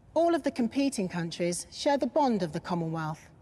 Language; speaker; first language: English; native; English